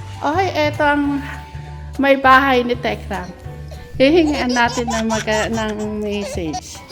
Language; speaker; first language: Filipino; native; Filipino